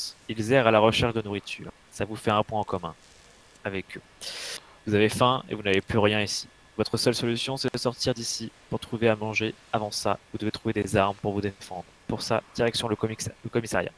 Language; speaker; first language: French; native; French